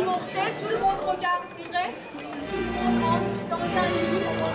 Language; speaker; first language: French; non-native, fluent; Persian